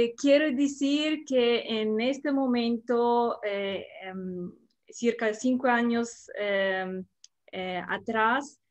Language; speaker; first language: Spanish; non-native, learner; Russian